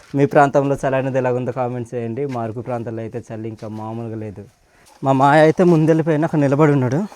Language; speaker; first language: Telugu; non-native, local second language; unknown